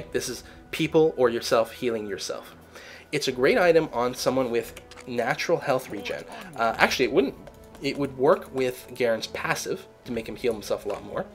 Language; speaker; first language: English; native; English